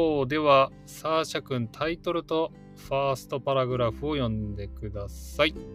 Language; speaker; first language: Japanese; native; Japanese